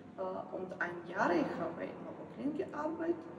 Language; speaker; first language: German; non-native, learner; Ukrainian